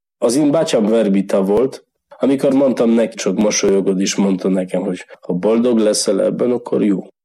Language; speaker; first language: Hungarian; non-native, learner; Polish